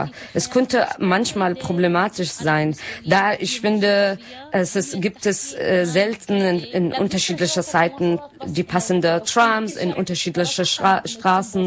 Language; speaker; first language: German; non-native, learner; Arabic